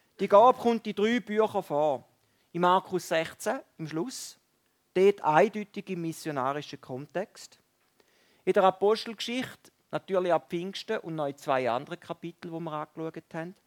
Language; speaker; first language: German; native; German